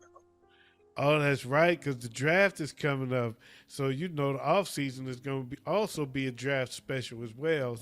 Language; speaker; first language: English; native; English